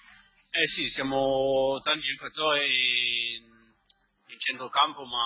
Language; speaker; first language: Italian; non-native, learner; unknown